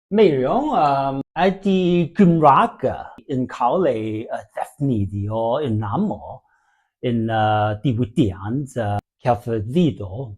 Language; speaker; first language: Welsh; non-native, learner; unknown